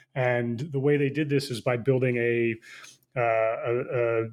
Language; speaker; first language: English; native; English